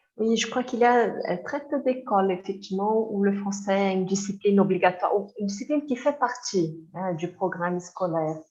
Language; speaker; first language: French; non-native, fluent; Portuguese